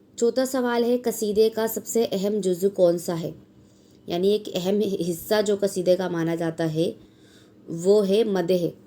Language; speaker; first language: Urdu; native; Urdu